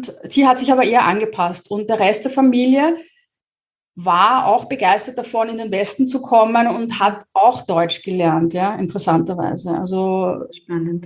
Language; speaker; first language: German; native; German